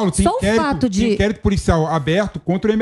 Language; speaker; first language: Portuguese; native; Portuguese